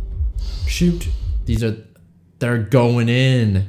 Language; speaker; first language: English; native; English